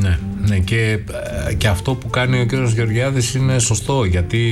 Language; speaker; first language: Greek; native; Greek